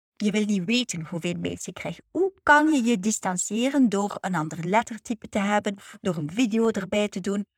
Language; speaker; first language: Dutch; native; Dutch